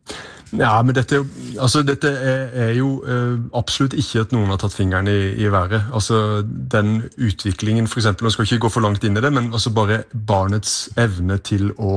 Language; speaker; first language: Norwegian; native; Norwegian